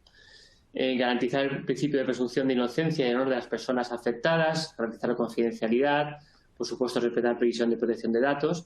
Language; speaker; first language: Spanish; native; Spanish